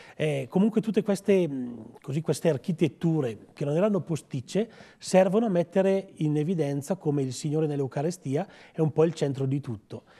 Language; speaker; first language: Italian; native; Italian